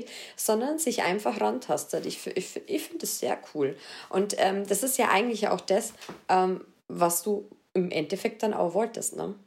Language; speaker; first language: German; native; German